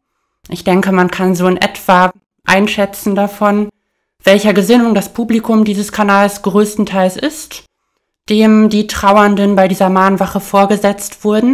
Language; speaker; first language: German; native; German